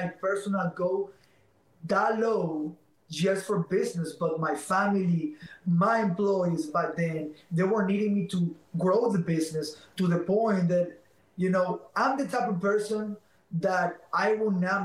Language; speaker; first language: English; non-native, fluent; Spanish